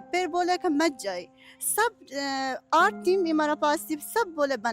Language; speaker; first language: Hindi; non-native, learner; Persian